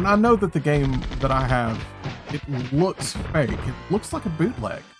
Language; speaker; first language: English; native; English